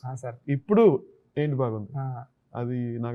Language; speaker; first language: Telugu; non-native, learner; Tamil